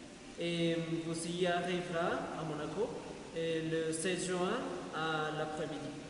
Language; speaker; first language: French; non-native, learner; Spanish